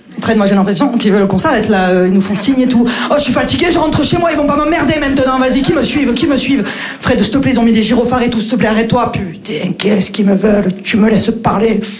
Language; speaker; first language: French; native; French